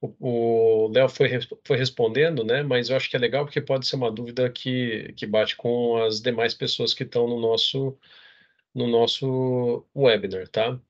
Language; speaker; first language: Portuguese; native; Portuguese